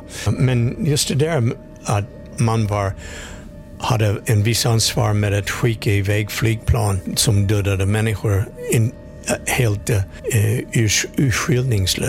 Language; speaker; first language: Swedish; non-native, fluent; English